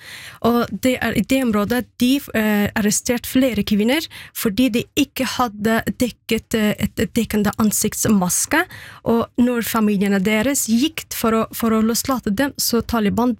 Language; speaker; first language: Norwegian; non-native, fluent; Persian